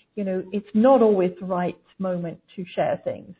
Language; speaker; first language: English; native; English